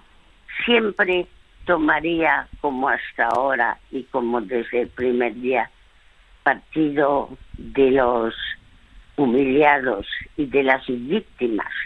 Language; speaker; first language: Spanish; early bilingual, other home language; French